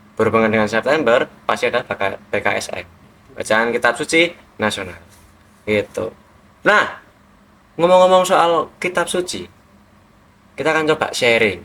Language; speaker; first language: Indonesian; native; Indonesian